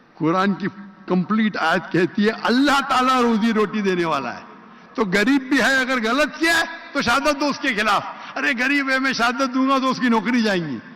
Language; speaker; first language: Urdu; non-native, local second language; Konkani